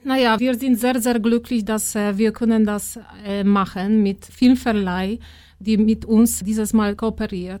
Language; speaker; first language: German; non-native, fluent; Polish